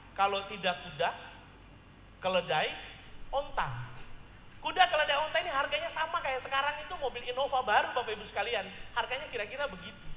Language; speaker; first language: Indonesian; native; Indonesian